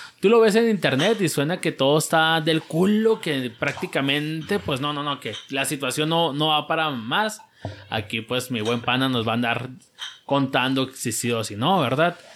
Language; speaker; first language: Spanish; native; Spanish